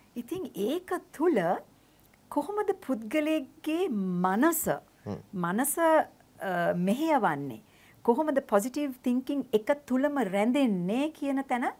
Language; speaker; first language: Sinhala; native; Sinhala